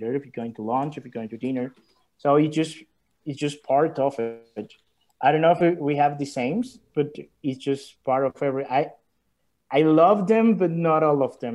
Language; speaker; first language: English; non-native, learner; Spanish